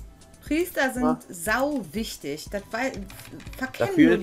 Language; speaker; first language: German; native; German